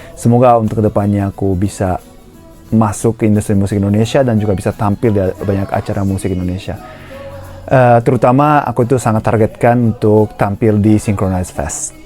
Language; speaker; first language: Indonesian; non-native, fluent; Japanese